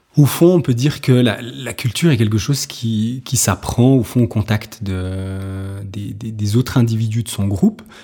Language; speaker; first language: French; native; French